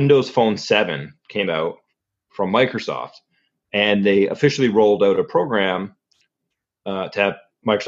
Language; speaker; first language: English; native; English